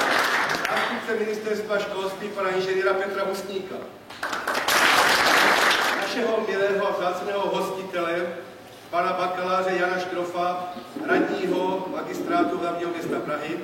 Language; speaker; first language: Czech; native; Czech